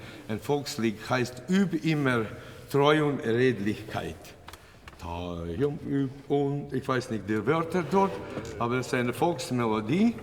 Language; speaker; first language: German; non-native, fluent; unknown